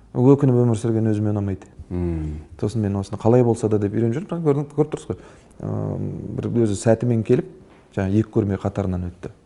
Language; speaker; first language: Kazakh; native; Kazakh